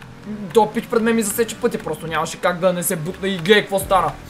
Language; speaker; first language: Bulgarian; native; Bulgarian